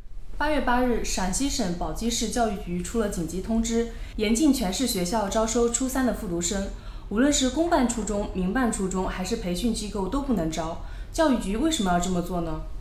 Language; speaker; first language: Chinese; native; Chinese